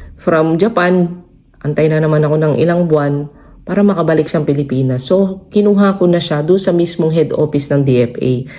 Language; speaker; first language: Filipino; non-native, local second language; Cebuano